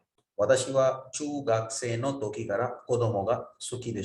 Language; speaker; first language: Japanese; non-native, fluent; Urdu